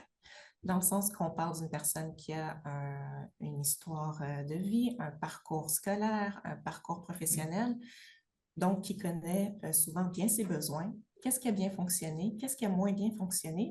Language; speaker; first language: French; native; French